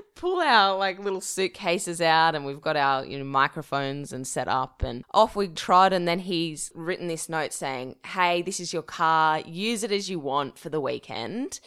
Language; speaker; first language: English; native; English